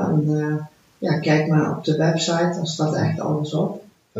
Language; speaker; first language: Dutch; early bilingual, heritage; Dutch